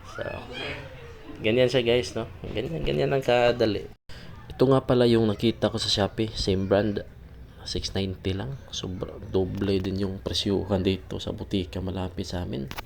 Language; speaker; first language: Filipino; native; Filipino